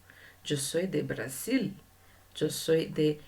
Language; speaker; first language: Spanish; non-native, learner; Portuguese